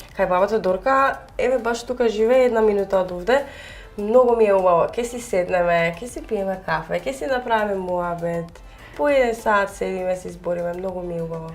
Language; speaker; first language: Macedonian; early bilingual, heritage; Macedonian